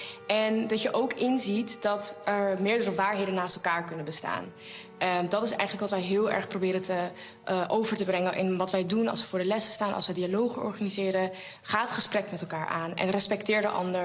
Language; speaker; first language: Dutch; native; Dutch